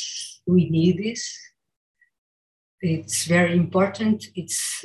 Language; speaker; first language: English; non-native, learner; Portuguese